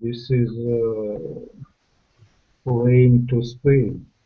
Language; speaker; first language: English; non-native, learner; Russian